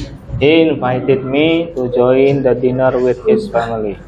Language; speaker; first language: English; non-native, learner; Indonesian